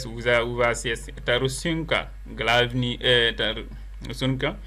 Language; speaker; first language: Russian; non-native, learner; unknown